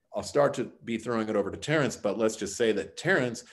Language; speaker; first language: English; native; English